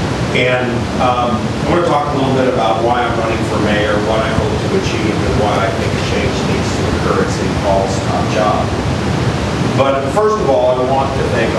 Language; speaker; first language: English; native; English